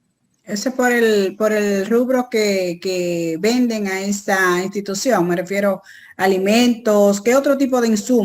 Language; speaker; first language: Spanish; native; Spanish